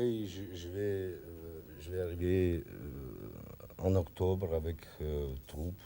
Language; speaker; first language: French; non-native, learner; Russian